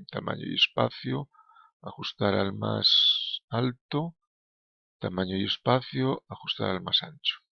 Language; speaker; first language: Spanish; native; Spanish